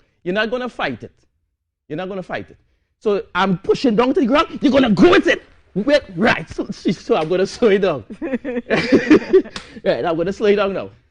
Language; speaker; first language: English; native; English